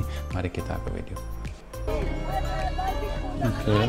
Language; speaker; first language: Indonesian; non-native, fluent; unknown